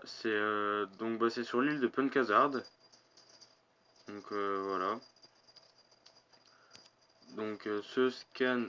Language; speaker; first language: French; native; French